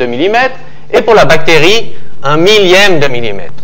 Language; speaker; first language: French; native; French